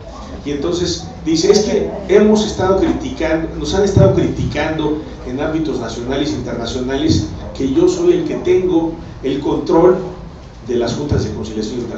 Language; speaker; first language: Spanish; native; Spanish